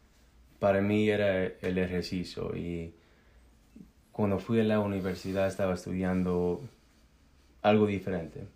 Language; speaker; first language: Spanish; early bilingual, heritage; Spanish